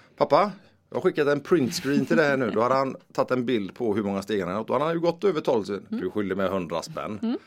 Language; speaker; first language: Swedish; native; Swedish